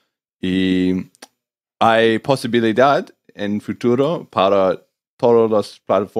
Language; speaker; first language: Spanish; non-native, learner; English